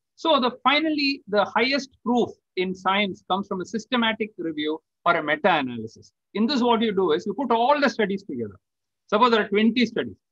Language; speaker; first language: English; non-native, local second language; Tamil